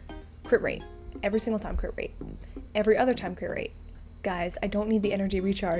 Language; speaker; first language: English; native; English